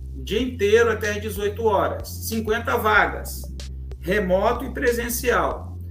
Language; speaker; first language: Portuguese; native; Portuguese